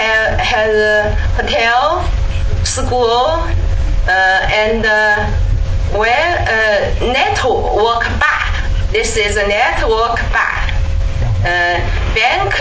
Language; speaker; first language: English; non-native, learner; Chinese